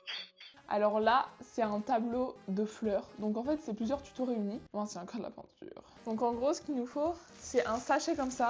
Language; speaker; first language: French; native; French